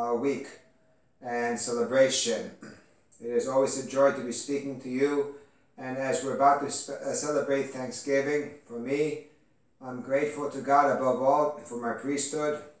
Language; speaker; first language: English; early bilingual, other home language; Greek